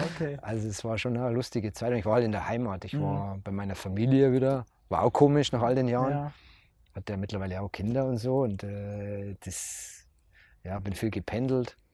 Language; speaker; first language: German; native; German